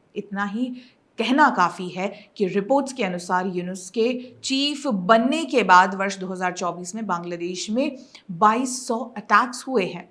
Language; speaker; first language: Hindi; native; Hindi